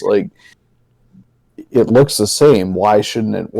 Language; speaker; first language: English; native; English